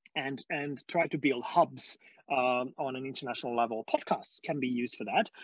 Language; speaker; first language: English; non-native, fluent; Hungarian